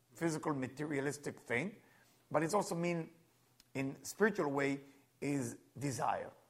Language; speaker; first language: English; non-native, fluent; Hebrew